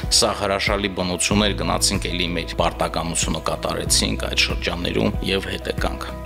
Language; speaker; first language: Armenian; native; Armenian